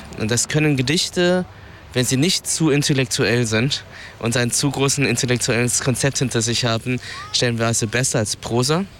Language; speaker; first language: German; early bilingual, other home language; Vietnamese